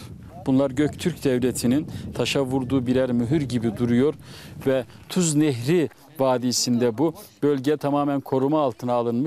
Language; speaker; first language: Turkish; native; Turkish